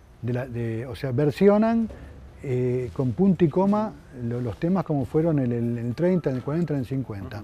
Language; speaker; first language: Spanish; native; Spanish